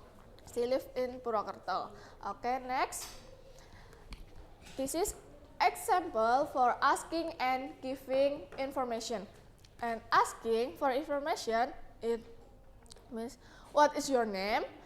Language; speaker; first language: English; non-native, learner; Indonesian